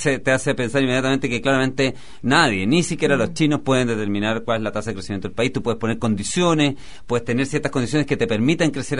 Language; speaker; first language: Spanish; native; Spanish